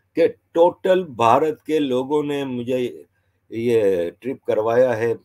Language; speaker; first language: Urdu; native; Urdu